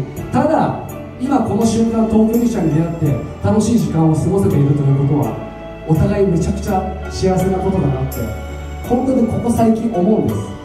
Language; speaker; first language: Japanese; native; Japanese